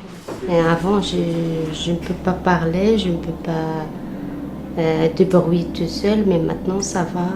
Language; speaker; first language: French; non-native, learner; Arabic